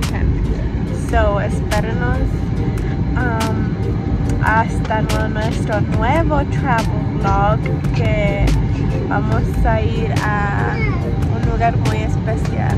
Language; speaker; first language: Spanish; early bilingual, heritage; Spanish